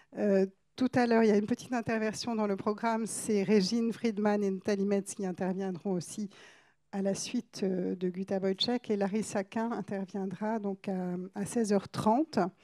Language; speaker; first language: French; native; French